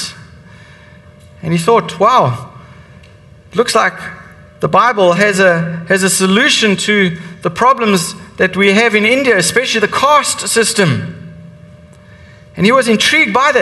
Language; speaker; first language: English; native; English